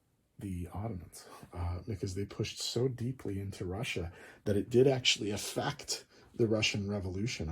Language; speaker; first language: English; native; English